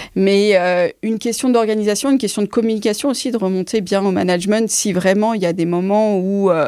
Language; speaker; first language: French; native; French